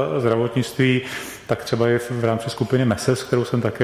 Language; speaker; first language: Czech; native; Czech